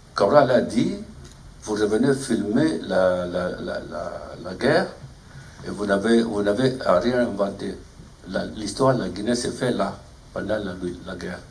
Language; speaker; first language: French; non-native, fluent; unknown